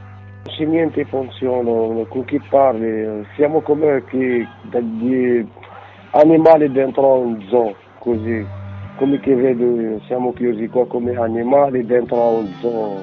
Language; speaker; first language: Italian; non-native, learner; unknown